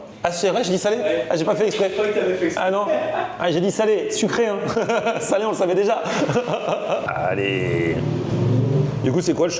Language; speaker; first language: French; native; French